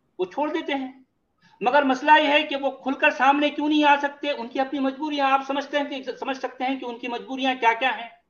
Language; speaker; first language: Hindi; native; Hindi